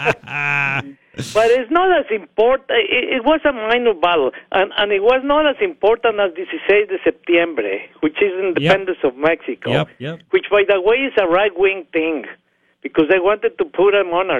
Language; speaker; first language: English; non-native, learner; Spanish